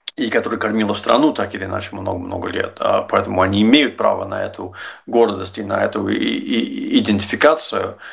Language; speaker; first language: Russian; non-native, fluent; English